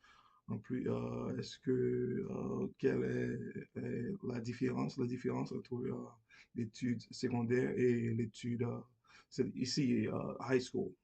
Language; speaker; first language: French; non-native, learner; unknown